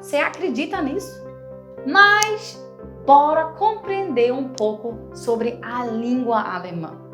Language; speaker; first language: Portuguese; non-native, fluent; German